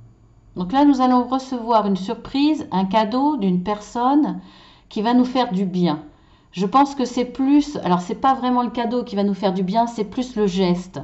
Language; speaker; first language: French; native; French